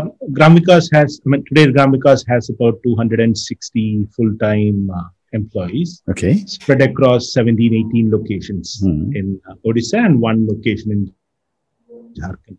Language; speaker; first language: English; non-native, local second language; Malayalam